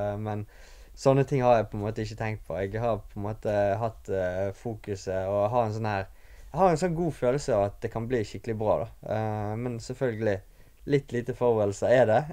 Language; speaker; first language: Norwegian; native; Norwegian